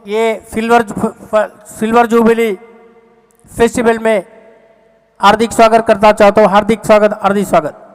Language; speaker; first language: Hindi; non-native, local second language; Malayalam